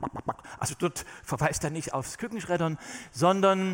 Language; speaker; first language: German; native; German